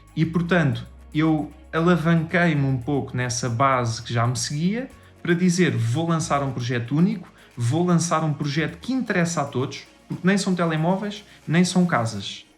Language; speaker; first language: Portuguese; native; Portuguese